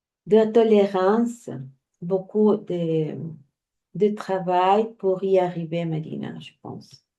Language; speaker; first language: French; non-native, fluent; Spanish